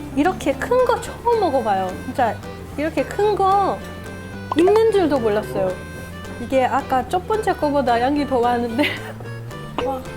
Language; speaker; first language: Korean; non-native, fluent; Hebrew